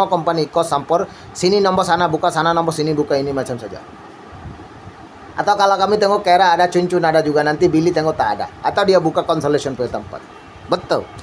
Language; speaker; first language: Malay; non-native, learner; Bangla